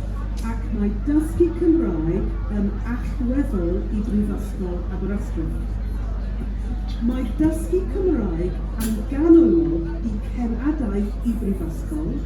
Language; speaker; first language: Welsh; non-native, learner; English